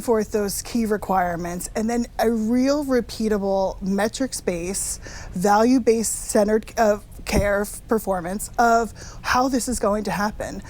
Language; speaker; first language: English; native; English